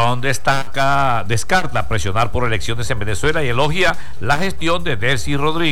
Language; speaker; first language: Spanish; native; Spanish